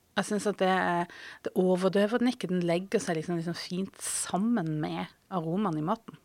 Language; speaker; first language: Norwegian; native; Norwegian